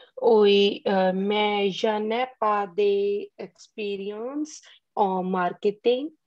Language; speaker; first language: French; non-native, learner; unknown